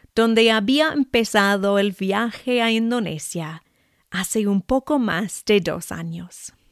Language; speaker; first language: Spanish; non-native, fluent; English